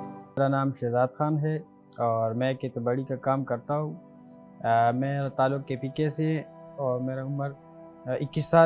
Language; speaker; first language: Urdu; non-native, local second language; Pashto